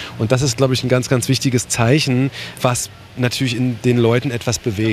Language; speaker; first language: German; native; German